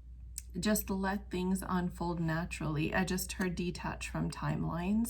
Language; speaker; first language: English; native; English